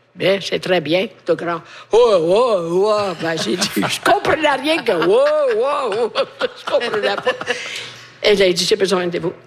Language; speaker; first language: French; non-native, fluent; Italian